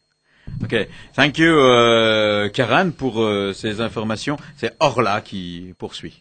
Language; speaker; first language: French; native; French